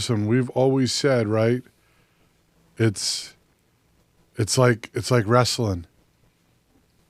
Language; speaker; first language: English; native; English